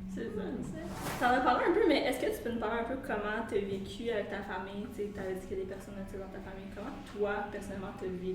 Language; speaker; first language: French; native; French